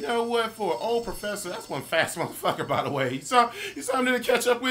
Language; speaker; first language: English; native; English